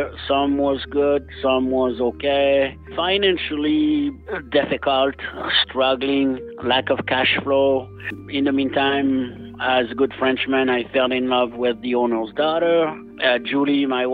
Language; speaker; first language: English; non-native, fluent; French